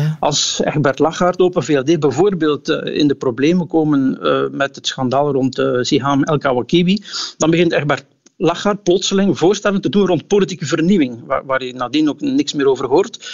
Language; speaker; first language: Dutch; native; Dutch